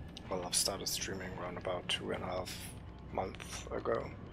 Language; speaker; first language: English; non-native, fluent; German